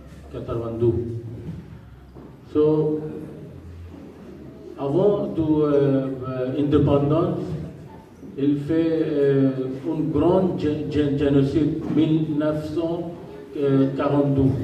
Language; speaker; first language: French; non-native, learner; Rohingya